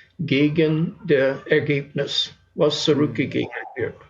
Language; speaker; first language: German; non-native, fluent; English